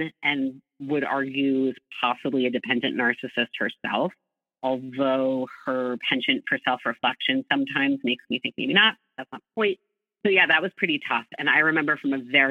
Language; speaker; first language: English; native; English